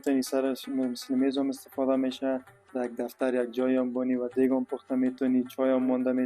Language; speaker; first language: Persian; native; Persian